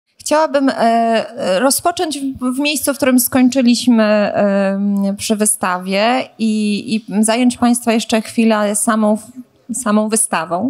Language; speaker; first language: Polish; native; Polish